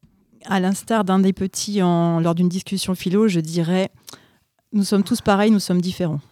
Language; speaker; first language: French; native; French